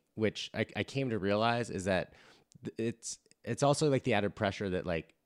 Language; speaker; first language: English; native; English